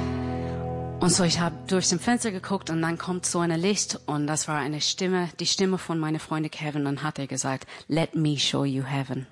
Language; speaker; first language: German; non-native, learner; English